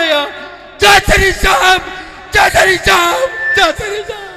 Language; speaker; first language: Hindi; native; Hindi